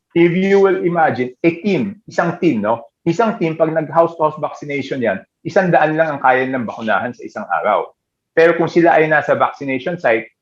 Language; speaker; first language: Filipino; native; Filipino